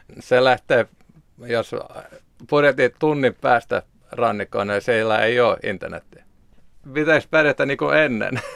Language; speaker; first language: Finnish; non-native, local second language; Swedish